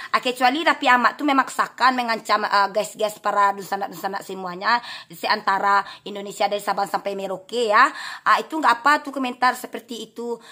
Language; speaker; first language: Malay; non-native, local second language; Minangkabau